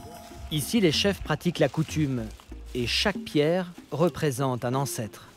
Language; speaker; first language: French; native; French